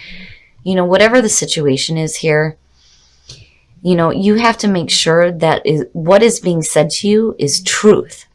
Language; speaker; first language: English; native; English